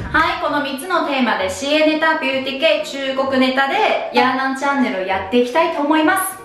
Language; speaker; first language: Japanese; non-native, fluent; Chinese